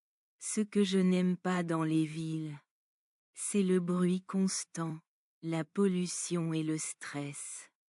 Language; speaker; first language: French; non-native, learner; Bangla